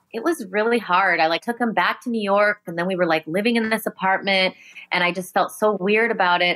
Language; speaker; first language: English; native; English